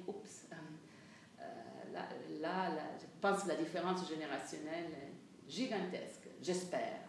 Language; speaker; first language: French; non-native, fluent; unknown